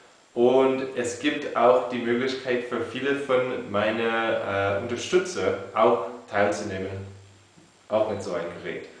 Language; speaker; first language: German; non-native, fluent; English